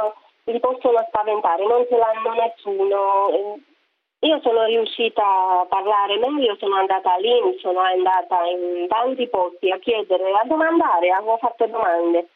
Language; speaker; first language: Italian; non-native, fluent; Romanian